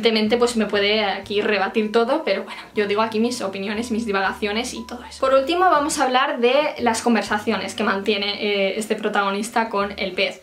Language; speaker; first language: Spanish; native; Spanish